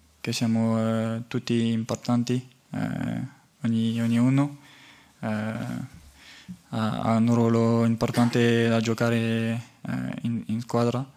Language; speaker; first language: Italian; non-native, fluent; French